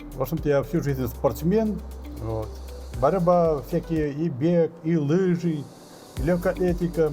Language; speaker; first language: Russian; non-native, local second language; Tatar